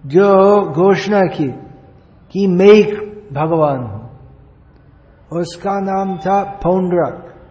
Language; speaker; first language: Hindi; non-native, fluent; English